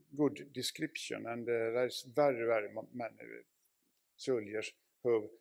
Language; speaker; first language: English; non-native, fluent; Swedish